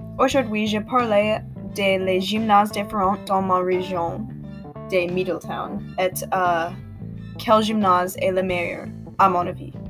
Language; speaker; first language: French; non-native, learner; English